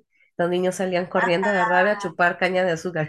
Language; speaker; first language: Spanish; early bilingual, heritage; Spanish